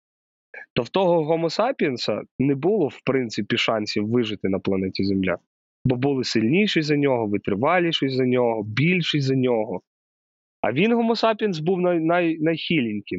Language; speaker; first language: Ukrainian; native; Ukrainian